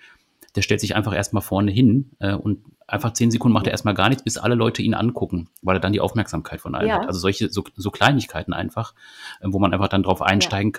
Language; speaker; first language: German; native; German